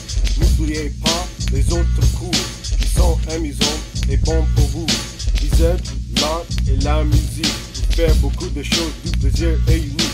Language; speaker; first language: French; non-native, learner; English